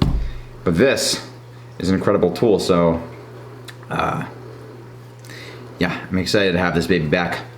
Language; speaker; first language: English; native; English